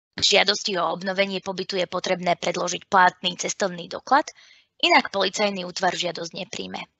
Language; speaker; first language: Slovak; native; Slovak